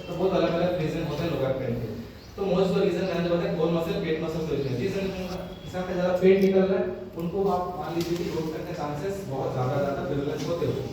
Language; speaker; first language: Hindi; non-native, local second language; Bangla